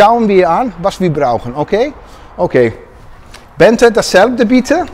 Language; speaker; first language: German; non-native, learner; Dutch